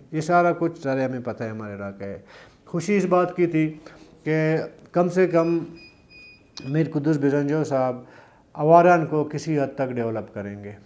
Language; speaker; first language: Urdu; non-native, local second language; Baluchi